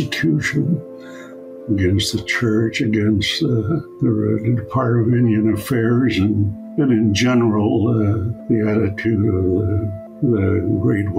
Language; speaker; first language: English; non-native, fluent; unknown